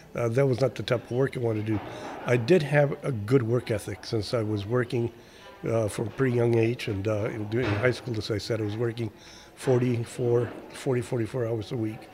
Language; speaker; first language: English; early bilingual, other home language; Spanish